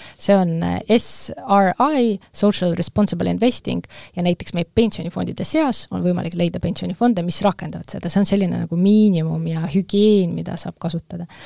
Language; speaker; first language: Estonian; non-native, local second language; Russian